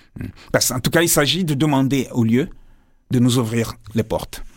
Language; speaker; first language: French; non-native, local second language; Lingala